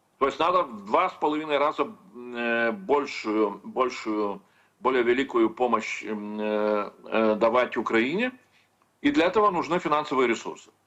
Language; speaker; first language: Russian; non-native, fluent; Lithuanian